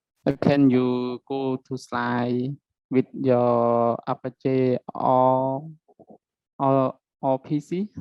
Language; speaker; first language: English; non-native, learner; Khmer